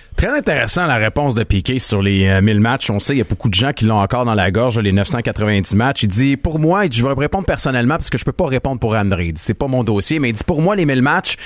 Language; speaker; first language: French; native; French